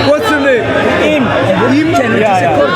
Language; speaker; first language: English; non-native, learner; Italian